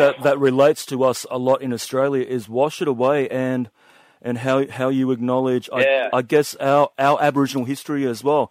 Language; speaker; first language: English; native; English